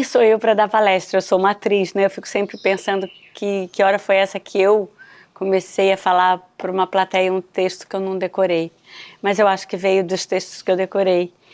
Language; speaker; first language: Portuguese; native; Portuguese